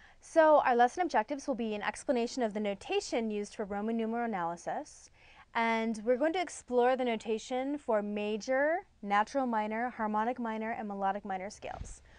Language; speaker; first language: English; native; English